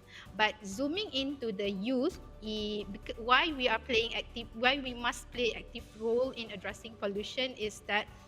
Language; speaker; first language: English; non-native, fluent; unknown